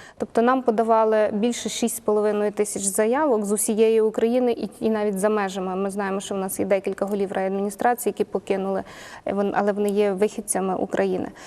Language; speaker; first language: Ukrainian; native; Ukrainian